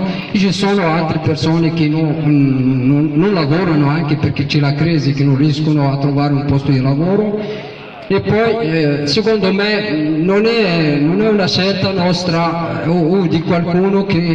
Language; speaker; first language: Italian; non-native, fluent; Arabic